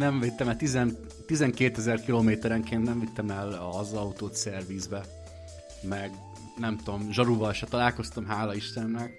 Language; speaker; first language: Hungarian; native; Hungarian